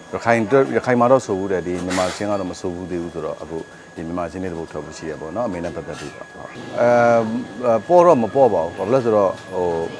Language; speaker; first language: Burmese; non-native, local second language; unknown